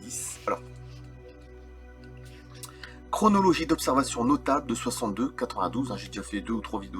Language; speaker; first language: French; native; French